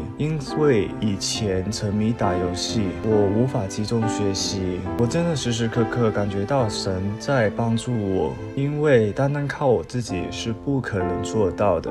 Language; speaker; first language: Chinese; early bilingual, other home language; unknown